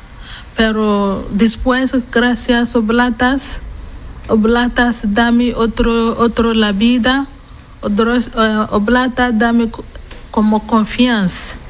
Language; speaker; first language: Spanish; non-native, learner; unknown